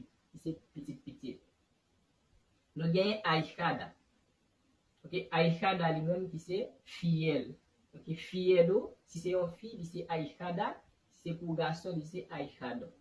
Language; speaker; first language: French; non-native, learner; Haitian Creole